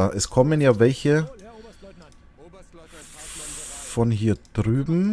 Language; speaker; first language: German; native; German